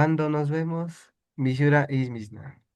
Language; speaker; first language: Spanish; non-native, local second language; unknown